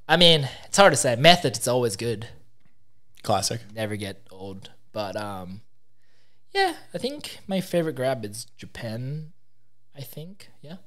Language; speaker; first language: English; non-native, fluent; Japanese